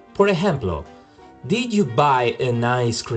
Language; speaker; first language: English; non-native, fluent; Spanish